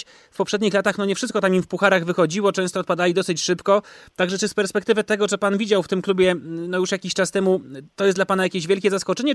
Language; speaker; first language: Polish; native; Polish